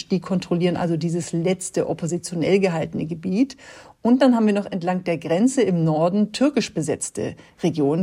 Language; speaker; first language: German; native; German